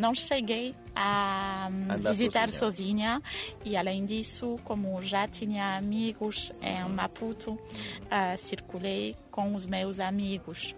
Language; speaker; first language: Portuguese; non-native, fluent; French